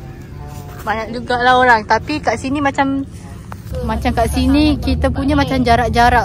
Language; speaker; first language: Malay; native; Malay